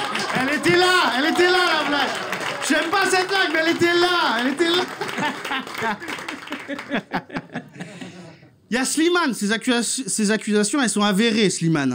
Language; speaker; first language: French; native; French